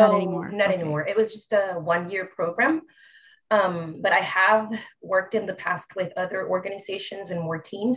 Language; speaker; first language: English; non-native, fluent; Spanish